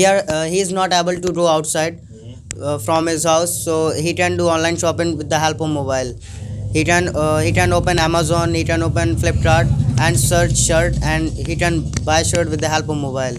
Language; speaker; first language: English; non-native, learner; Hindi